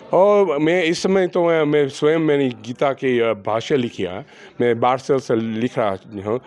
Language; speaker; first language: Hindi; non-native, fluent; Gujarati